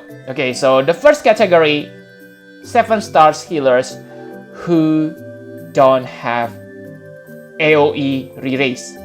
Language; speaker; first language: English; non-native, fluent; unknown